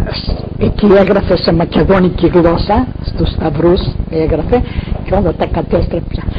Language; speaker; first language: Greek; non-native, local second language; Macedonian